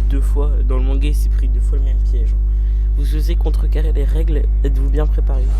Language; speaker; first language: French; native; French